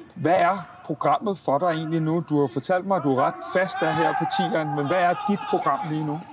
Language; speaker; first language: Danish; native; Danish